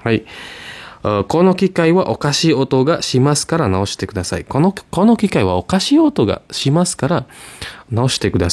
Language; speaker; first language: Japanese; non-native, learner; Indonesian